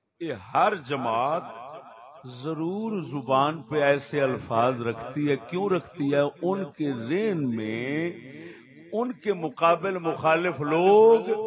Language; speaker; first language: Urdu; non-native, local second language; Punjabi